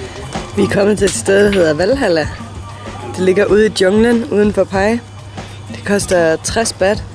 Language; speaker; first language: Danish; native; Danish